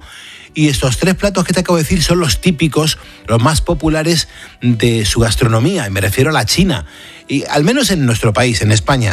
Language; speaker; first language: Spanish; native; Spanish